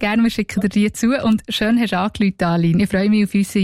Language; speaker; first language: German; native; German